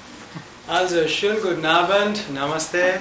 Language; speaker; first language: German; non-native, fluent; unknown